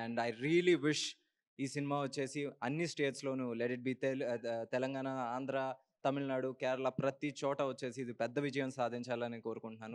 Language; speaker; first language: Telugu; native; Telugu